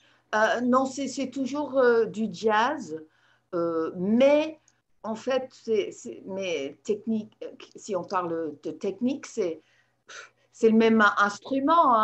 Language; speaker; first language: French; non-native, fluent; English